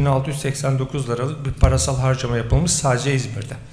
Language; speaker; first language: Turkish; native; Turkish